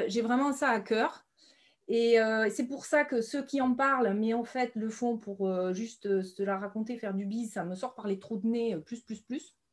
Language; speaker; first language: French; native; French